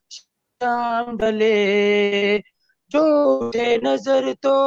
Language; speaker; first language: Hindi; native; Hindi